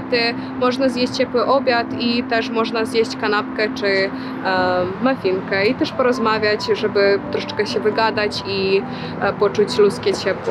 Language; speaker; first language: Polish; early bilingual, heritage; Polish